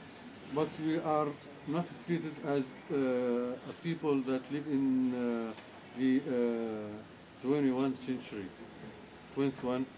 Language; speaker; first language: English; non-native, learner; Arabic